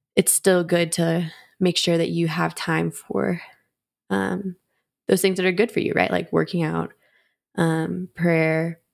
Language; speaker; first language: English; native; English